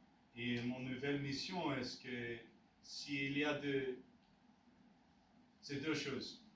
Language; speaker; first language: French; non-native, learner; English